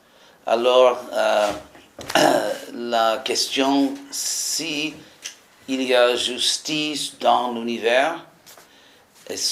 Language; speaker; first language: French; non-native, fluent; English